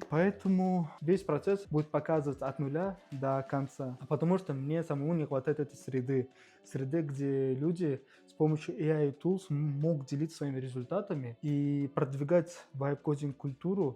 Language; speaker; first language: Russian; native; Russian